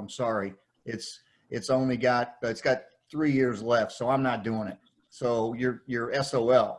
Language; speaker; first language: English; native; English